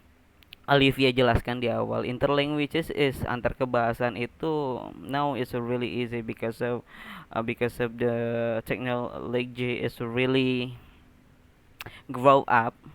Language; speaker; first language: English; non-native, learner; Indonesian